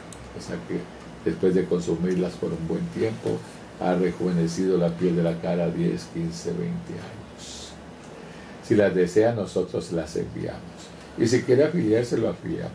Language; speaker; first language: Spanish; native; Spanish